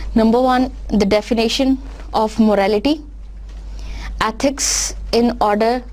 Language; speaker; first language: English; non-native, local second language; Urdu